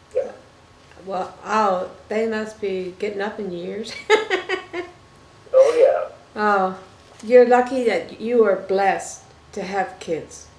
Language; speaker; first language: English; native; English